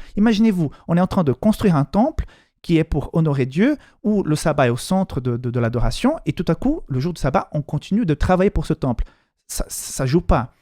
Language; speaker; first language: French; non-native, fluent; Portuguese